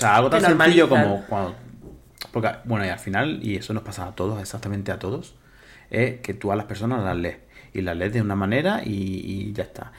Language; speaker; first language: Spanish; native; Spanish